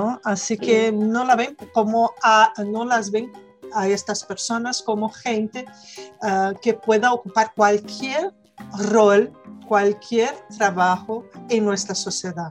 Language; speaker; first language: Spanish; non-native, fluent; Portuguese